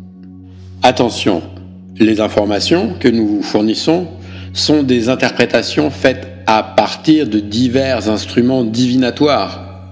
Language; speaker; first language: French; native; French